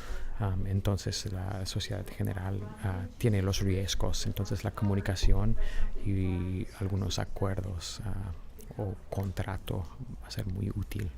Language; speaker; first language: Spanish; non-native, fluent; English